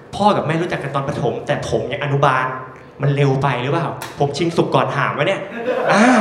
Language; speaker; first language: Thai; native; Thai